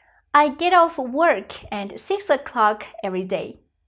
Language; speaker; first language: English; non-native, fluent; Chinese